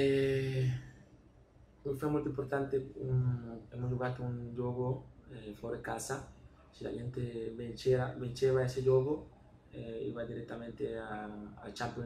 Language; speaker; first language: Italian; non-native, learner; Spanish